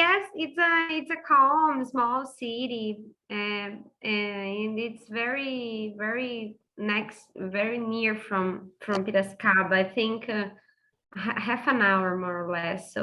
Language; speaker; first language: English; non-native, fluent; Portuguese